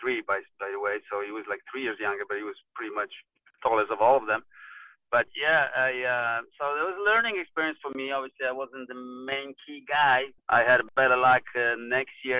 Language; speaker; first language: English; non-native, fluent; Polish